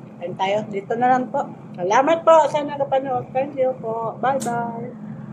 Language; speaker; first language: Filipino; non-native, local second language; Hiligaynon